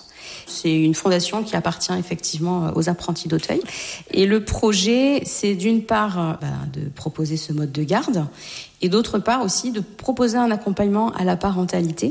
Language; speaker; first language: French; native; French